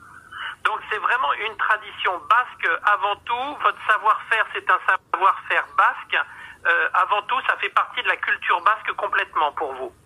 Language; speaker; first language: French; native; French